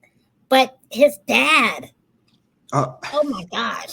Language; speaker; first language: English; native; English